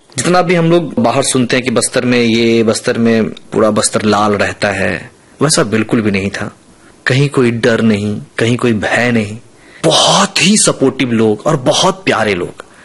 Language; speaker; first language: Hindi; non-native, local second language; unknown